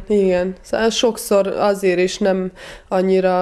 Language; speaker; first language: Hungarian; non-native, fluent; Serbian